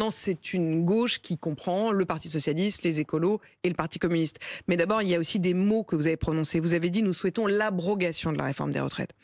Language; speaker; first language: French; native; French